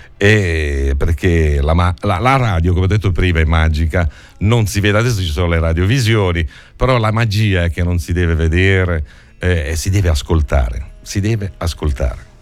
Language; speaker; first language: Italian; native; Italian